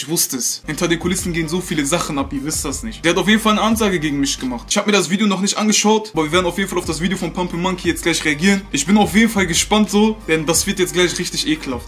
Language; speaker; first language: German; native; German